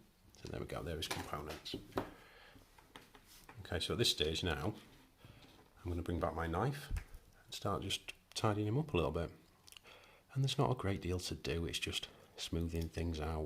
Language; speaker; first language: English; native; English